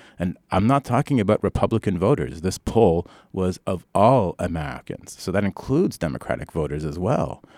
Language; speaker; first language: English; early bilingual, other home language; Arabic